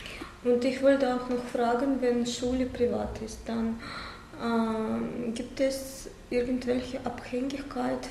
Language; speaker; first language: German; non-native, learner; Russian